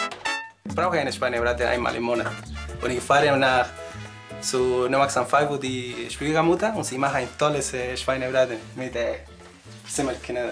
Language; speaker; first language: German; non-native, learner; Spanish